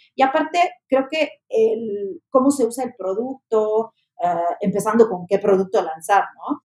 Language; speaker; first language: Spanish; non-native, fluent; Italian